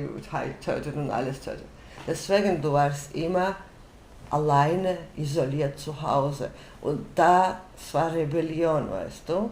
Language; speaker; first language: German; non-native, fluent; Georgian